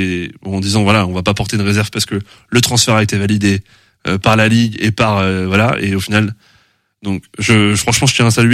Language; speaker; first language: French; native; French